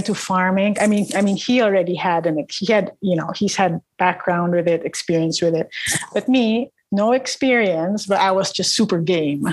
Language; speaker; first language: English; non-native, local second language; Filipino